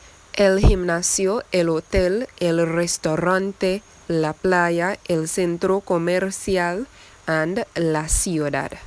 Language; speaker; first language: Spanish; non-native, fluent; English